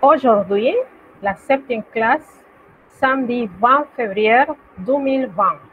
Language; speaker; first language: French; non-native, fluent; Spanish